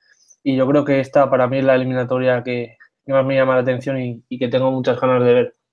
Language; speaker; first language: Spanish; native; Spanish